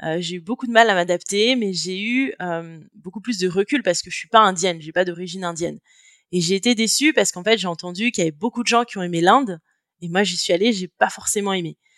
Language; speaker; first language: French; native; French